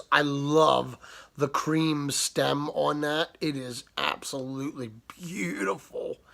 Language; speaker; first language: English; native; English